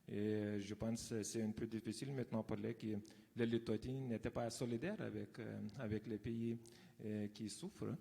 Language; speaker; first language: French; non-native, fluent; Lithuanian